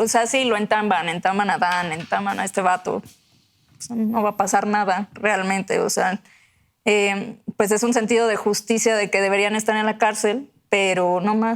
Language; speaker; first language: Spanish; native; Spanish